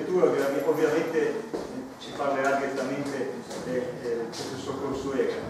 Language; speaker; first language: Italian; native; Italian